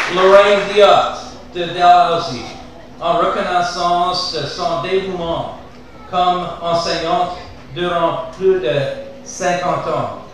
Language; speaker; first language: French; non-native, fluent; English